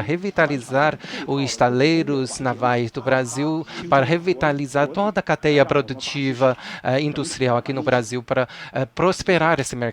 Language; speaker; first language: Portuguese; non-native, fluent; Chinese